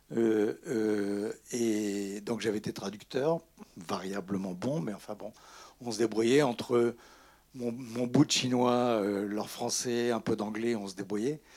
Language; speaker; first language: French; native; French